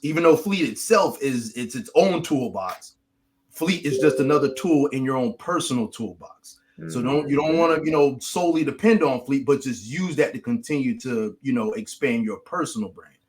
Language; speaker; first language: English; native; English